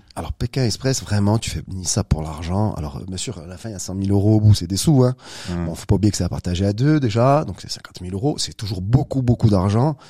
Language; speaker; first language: French; native; French